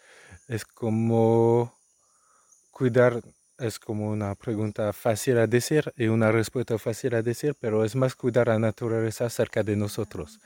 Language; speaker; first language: Spanish; non-native, learner; French